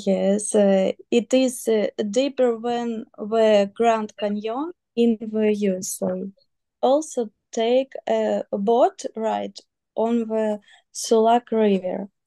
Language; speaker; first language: English; non-native, learner; Russian